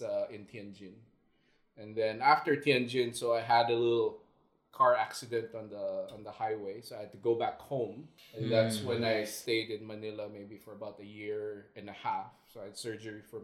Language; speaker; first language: English; non-native, local second language; Filipino